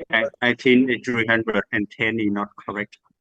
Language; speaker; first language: English; non-native, learner; Vietnamese